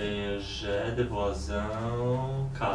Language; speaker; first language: French; non-native, learner; Polish